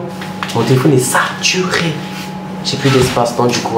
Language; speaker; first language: French; native; French